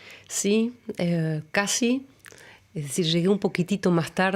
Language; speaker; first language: Spanish; early bilingual, other home language; German